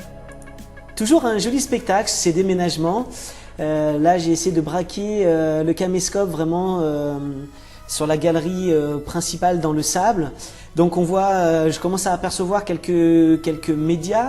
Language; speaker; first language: French; native; French